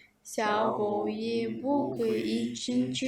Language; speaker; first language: Chinese; non-native, learner; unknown